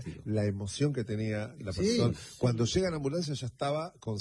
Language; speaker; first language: Spanish; native; Spanish